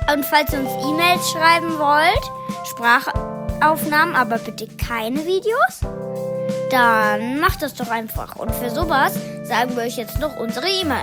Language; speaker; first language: German; native; German